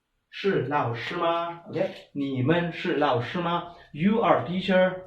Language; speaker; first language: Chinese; non-native, fluent; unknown